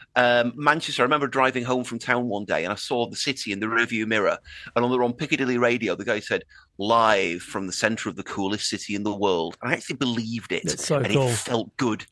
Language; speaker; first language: English; native; English